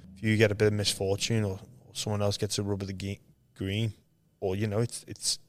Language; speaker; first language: English; native; English